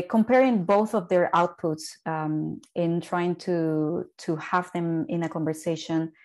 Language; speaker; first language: English; non-native, fluent; Spanish